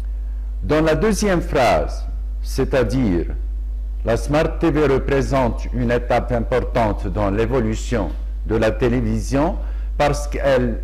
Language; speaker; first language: French; non-native, local second language; Arabic